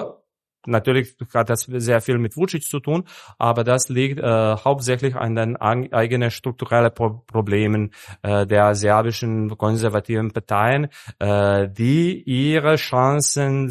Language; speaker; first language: German; non-native, fluent; Serbian